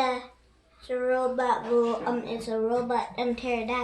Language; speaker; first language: English; native; English